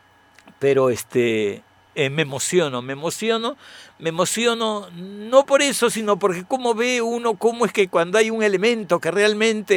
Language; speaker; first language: Spanish; native; Spanish